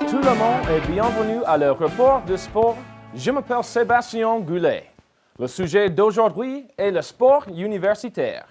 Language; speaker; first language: French; non-native, learner; English